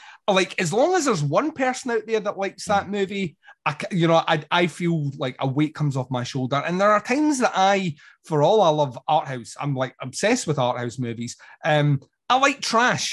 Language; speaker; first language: English; native; English